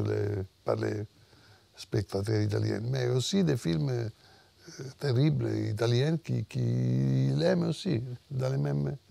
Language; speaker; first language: French; non-native, fluent; Italian